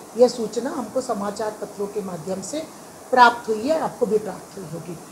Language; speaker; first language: Hindi; native; Hindi